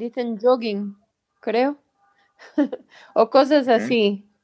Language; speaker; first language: Spanish; non-native, fluent; English